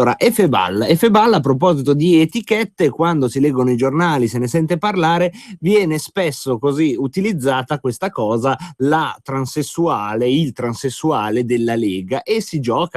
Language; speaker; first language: Italian; native; Italian